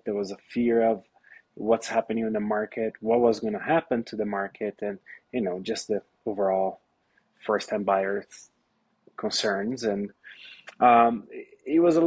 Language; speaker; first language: English; non-native, fluent; Portuguese